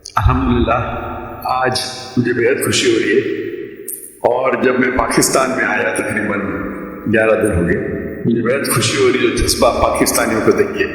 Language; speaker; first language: Urdu; non-native, local second language; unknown